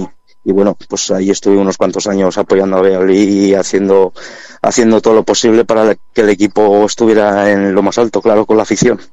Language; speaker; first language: Spanish; native; Spanish